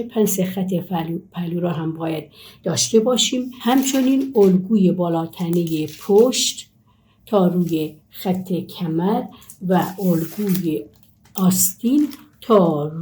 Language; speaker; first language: Persian; native; Persian